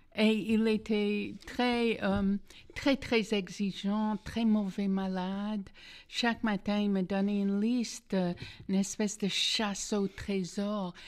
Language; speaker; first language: French; non-native, fluent; English